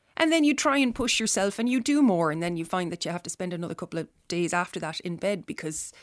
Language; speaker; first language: English; native; English